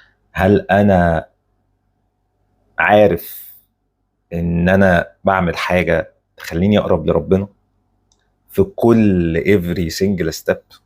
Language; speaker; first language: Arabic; native; Arabic